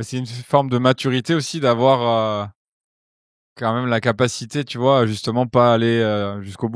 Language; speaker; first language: French; native; French